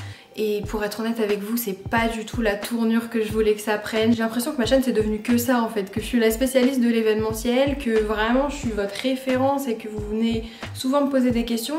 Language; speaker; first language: French; native; French